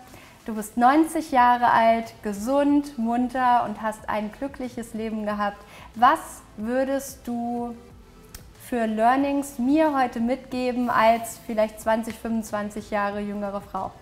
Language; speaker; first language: German; native; German